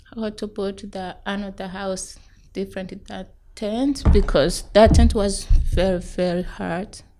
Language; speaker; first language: English; non-native, local second language; Rundi